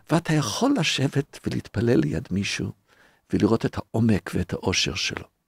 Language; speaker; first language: Hebrew; non-native, fluent; English